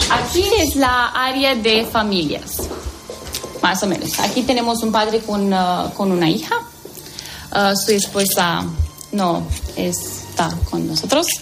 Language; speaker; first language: Spanish; non-native, learner; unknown